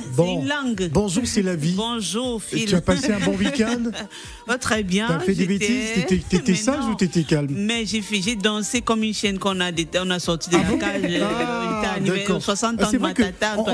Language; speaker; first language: French; native; French